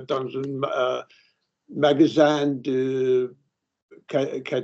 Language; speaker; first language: French; non-native, learner; English